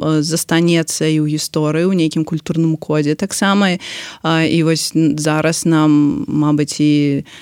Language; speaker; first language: Belarusian; non-native, local second language; Russian